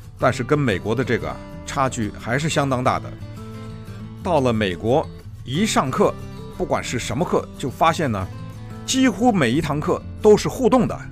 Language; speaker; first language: Chinese; native; Chinese